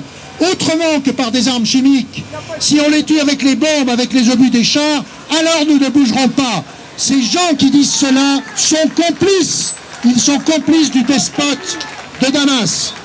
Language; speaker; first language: French; native; French